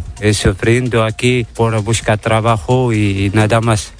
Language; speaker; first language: Spanish; non-native, learner; Arabic